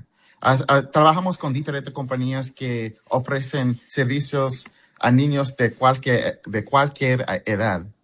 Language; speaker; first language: Spanish; non-native, fluent; English